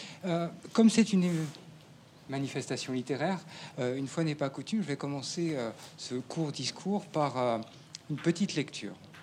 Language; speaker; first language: French; native; French